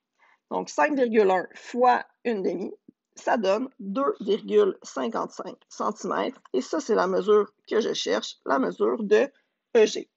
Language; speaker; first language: French; native; French